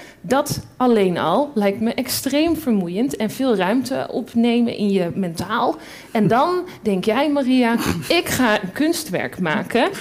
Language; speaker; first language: Dutch; native; Dutch